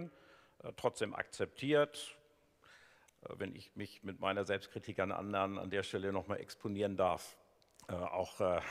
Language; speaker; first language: German; native; German